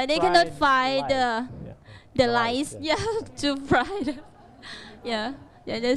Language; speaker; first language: English; non-native, learner; Thai